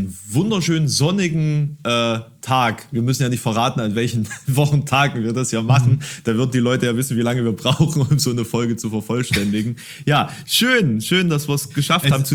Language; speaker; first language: German; native; German